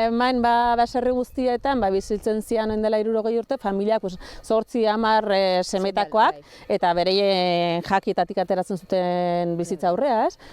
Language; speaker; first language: Basque; native; Basque